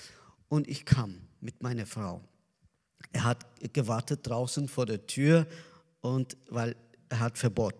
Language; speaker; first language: German; non-native, learner; Azerbaijani